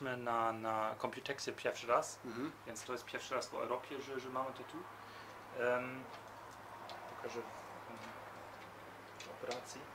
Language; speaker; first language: Polish; early bilingual, heritage; Polish